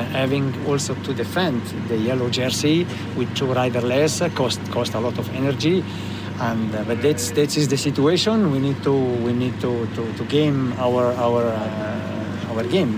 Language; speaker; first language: English; non-native, learner; Italian